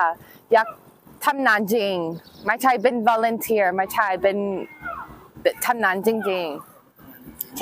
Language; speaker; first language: Thai; non-native, learner; English